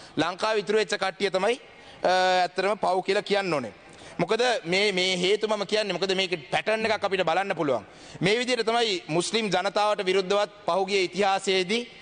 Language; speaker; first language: Sinhala; non-native, local second language; Tamil